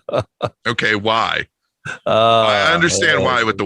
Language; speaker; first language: English; native; English